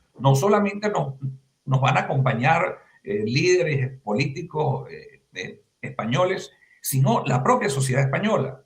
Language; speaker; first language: Spanish; native; Spanish